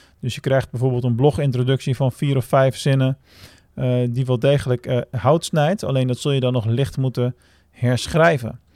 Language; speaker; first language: Dutch; native; Dutch